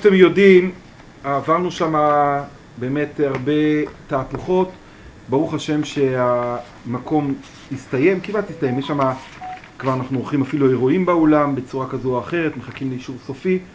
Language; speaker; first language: Hebrew; native; Hebrew